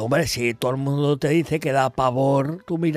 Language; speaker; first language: Spanish; native; Spanish